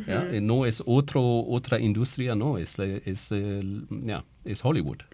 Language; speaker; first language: Spanish; non-native, fluent; German